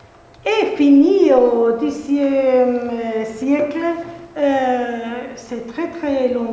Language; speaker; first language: French; non-native, fluent; Spanish